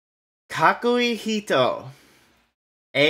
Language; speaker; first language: Japanese; non-native, learner; English